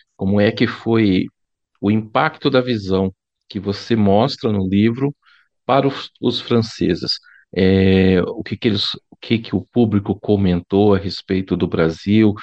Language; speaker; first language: Portuguese; native; Portuguese